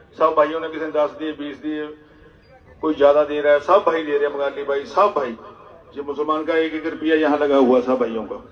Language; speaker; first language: Urdu; non-native, local second language; Punjabi